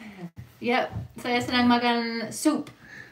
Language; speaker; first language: Indonesian; non-native, fluent; English